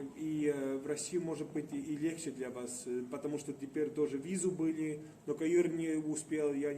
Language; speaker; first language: Russian; non-native, fluent; Estonian